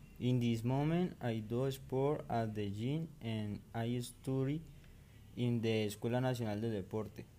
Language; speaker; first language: English; non-native, learner; Spanish